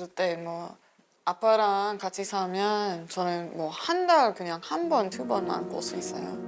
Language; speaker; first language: Korean; non-native, learner; English